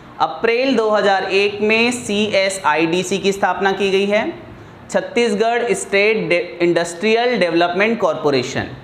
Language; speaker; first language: Hindi; native; Hindi